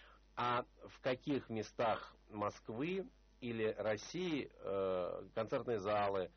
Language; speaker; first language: Russian; native; Russian